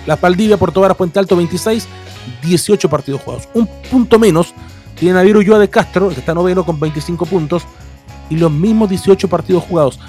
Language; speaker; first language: Spanish; native; Spanish